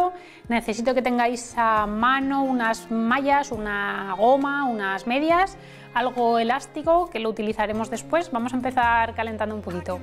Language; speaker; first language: Spanish; native; Spanish